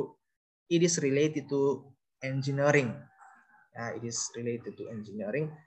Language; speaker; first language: English; non-native, learner; Indonesian